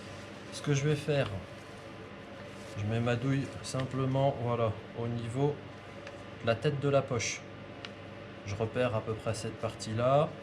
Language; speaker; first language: French; native; French